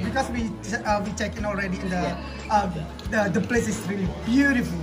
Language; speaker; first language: English; non-native, learner; Indonesian